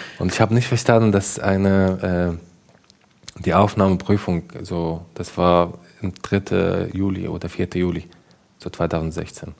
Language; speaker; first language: German; non-native, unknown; Arabic